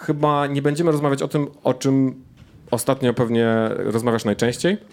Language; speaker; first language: Polish; native; Polish